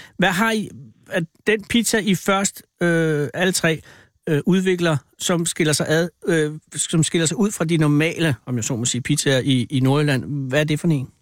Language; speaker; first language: Danish; native; Danish